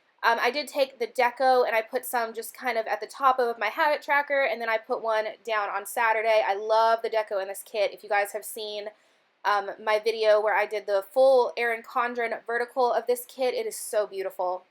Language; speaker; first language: English; native; English